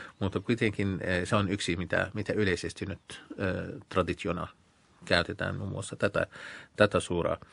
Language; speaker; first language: Finnish; non-native, fluent; Arabic